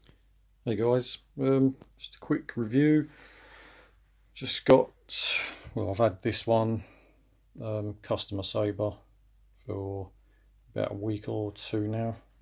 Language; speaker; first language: English; native; English